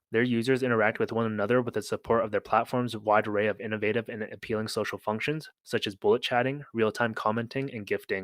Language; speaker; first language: English; native; English